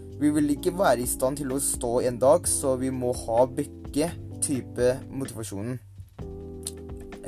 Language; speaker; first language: Norwegian; non-native, learner; Thai